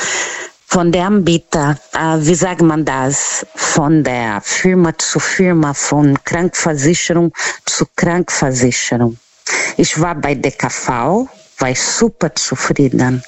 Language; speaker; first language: German; non-native, learner; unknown